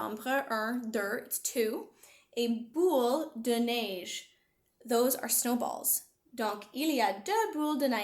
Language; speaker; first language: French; non-native, learner; English